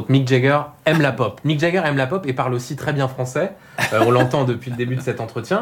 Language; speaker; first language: French; native; French